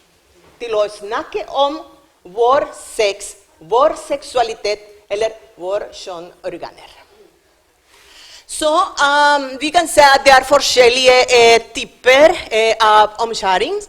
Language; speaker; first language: Norwegian; non-native, learner; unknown